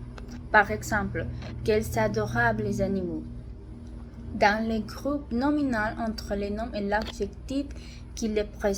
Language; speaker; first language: French; non-native, learner; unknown